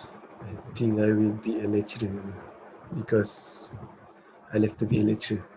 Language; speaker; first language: English; non-native, learner; Malay